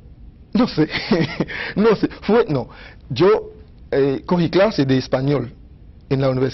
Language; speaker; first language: Spanish; non-native, fluent; Haitian Creole